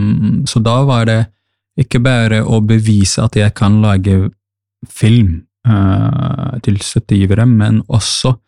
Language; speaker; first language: Norwegian; non-native, fluent; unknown